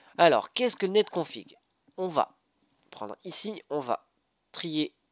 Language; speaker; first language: French; native; French